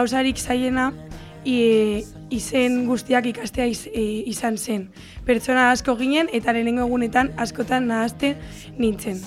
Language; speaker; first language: Basque; non-native, local second language; Spanish